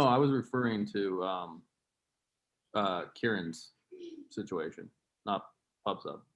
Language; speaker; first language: English; native; English